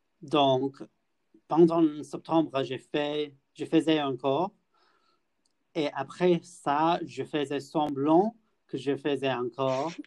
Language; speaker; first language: French; non-native, learner; English